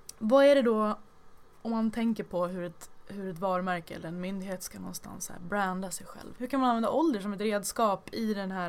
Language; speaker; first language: Swedish; native; Swedish